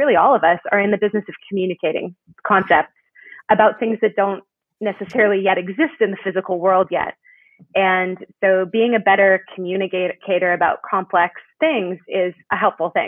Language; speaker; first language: English; native; English